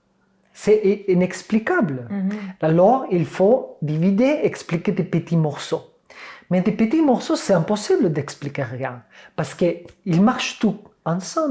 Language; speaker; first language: French; non-native, fluent; Catalan